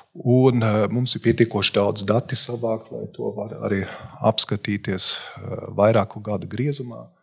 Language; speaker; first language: Latvian; non-native, local second language; Russian